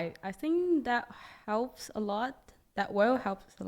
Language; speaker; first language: English; non-native, learner; Chinese